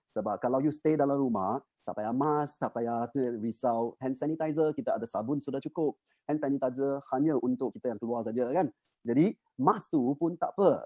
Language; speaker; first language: Malay; non-native, local second language; Chinese